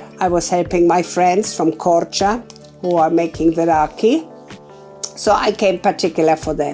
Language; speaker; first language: English; non-native, fluent; German